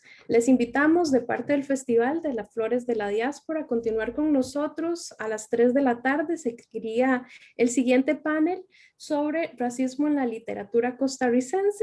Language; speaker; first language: Spanish; native; Spanish